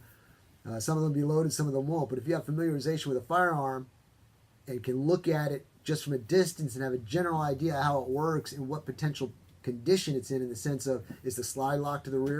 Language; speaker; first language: English; native; English